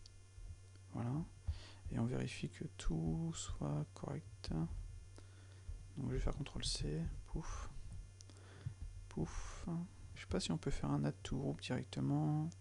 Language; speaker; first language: French; native; French